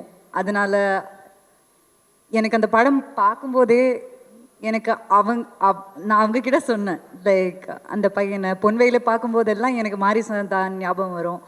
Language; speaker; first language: Tamil; non-native, fluent; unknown